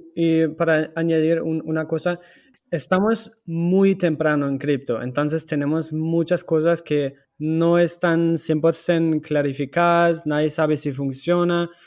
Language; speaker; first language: Spanish; non-native, fluent; German